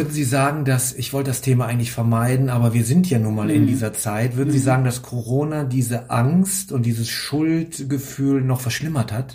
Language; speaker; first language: German; native; German